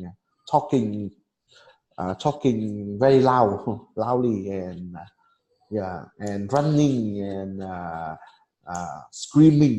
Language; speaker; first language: English; non-native, learner; Vietnamese